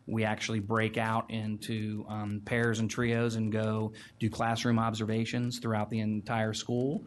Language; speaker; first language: English; native; English